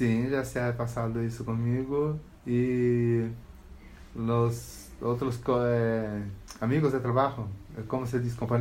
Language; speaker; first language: Spanish; non-native, learner; Portuguese